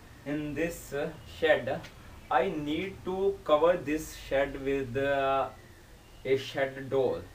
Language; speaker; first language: English; non-native, local second language; Hindi